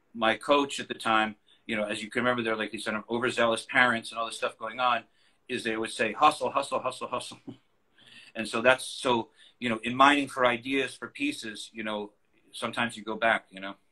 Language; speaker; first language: English; native; English